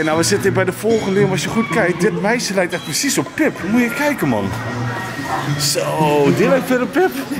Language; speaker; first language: Dutch; native; Dutch